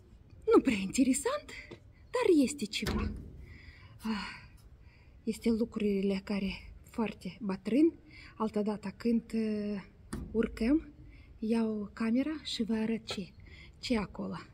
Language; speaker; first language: Romanian; non-native, learner; Russian